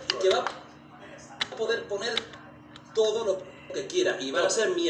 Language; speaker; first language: Spanish; native; Spanish